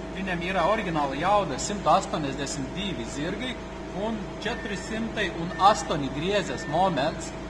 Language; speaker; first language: Latvian; non-native, local second language; Russian